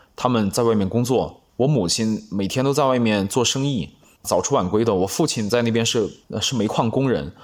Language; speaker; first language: Chinese; non-native, local second language; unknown